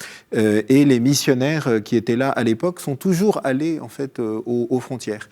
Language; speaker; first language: French; native; French